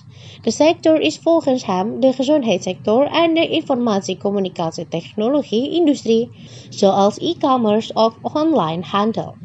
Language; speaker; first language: Dutch; non-native, fluent; Indonesian